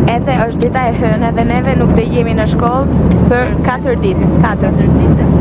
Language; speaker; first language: Albanian; early bilingual, heritage; Albanian